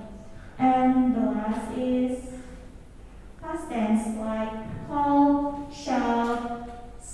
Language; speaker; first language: English; non-native, learner; Indonesian